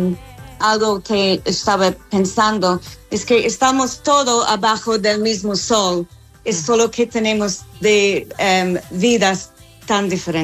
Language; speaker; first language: Spanish; non-native, learner; English